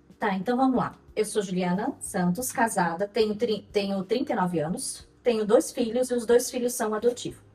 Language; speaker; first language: Portuguese; native; Portuguese